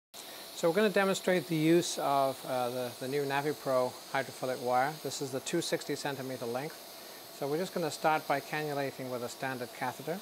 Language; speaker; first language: English; native; English